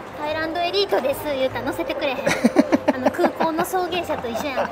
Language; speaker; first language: Japanese; native; Japanese